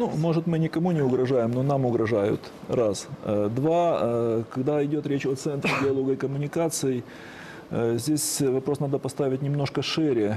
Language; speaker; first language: Russian; native; Russian